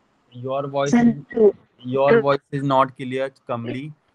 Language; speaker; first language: English; non-native, local second language; Hindi